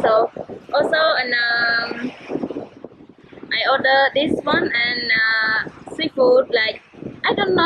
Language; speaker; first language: English; non-native, learner; Khmer